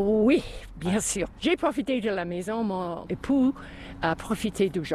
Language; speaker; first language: French; non-native, fluent; English